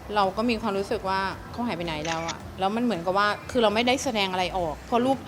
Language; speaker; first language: Thai; native; Thai